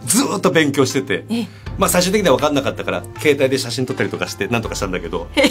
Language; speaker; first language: Japanese; native; Japanese